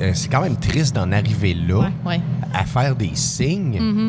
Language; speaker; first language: French; native; French